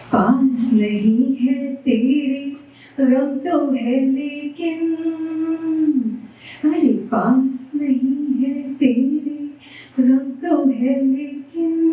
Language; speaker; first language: Hindi; native; Hindi